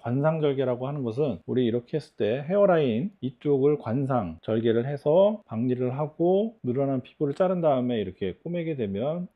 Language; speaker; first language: Korean; native; Korean